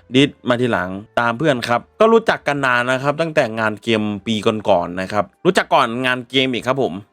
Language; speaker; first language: Thai; native; Thai